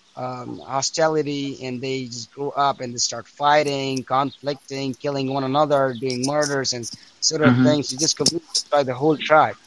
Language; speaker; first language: English; non-native, fluent; Persian